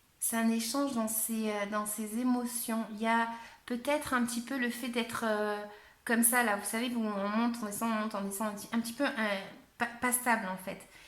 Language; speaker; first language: French; non-native, fluent; Spanish